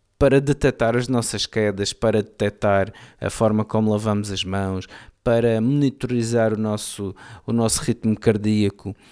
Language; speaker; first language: Portuguese; native; Portuguese